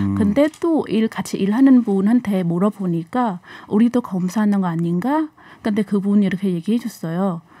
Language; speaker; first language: Korean; non-native, learner; Khmer